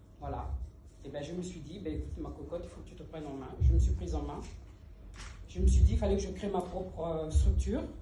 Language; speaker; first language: French; early bilingual, other home language; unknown